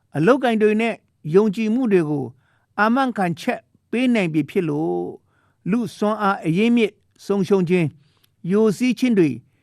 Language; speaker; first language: Burmese; non-native, local second language; Shan